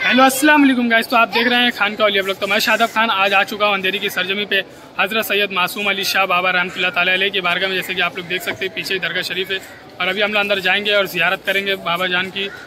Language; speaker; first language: Hindi; non-native, local second language; Urdu